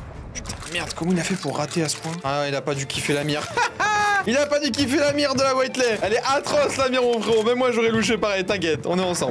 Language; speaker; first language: French; native; French